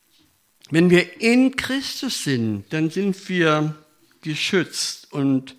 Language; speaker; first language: German; native; German